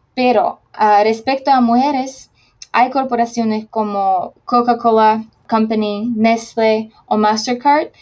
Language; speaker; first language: Spanish; non-native, fluent; Slovak